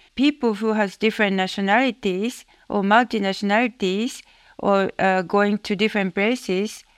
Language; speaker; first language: English; non-native, fluent; Japanese